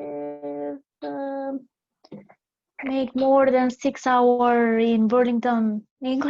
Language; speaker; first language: English; non-native, learner; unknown